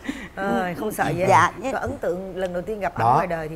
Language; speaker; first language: Vietnamese; native; Vietnamese